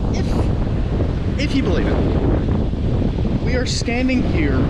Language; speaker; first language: English; native; English